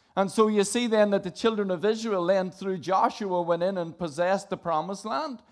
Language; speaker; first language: English; native; English